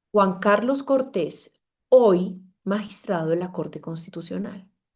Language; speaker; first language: Spanish; native; Spanish